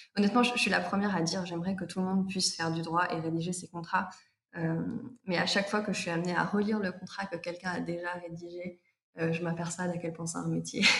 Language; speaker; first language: French; native; French